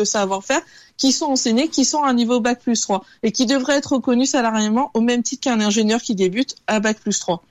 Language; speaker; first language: French; native; French